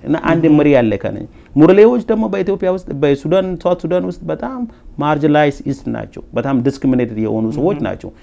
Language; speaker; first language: Amharic; non-native, local second language; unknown